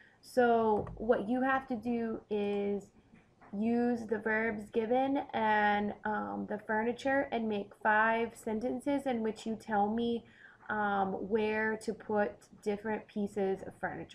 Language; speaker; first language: English; native; English